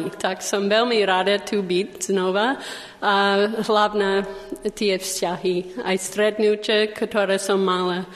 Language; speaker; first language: Slovak; non-native, learner; English